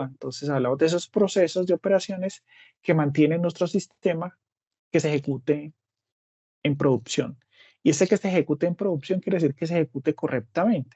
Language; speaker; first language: Spanish; native; Spanish